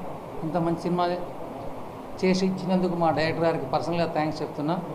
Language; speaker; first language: Telugu; native; Telugu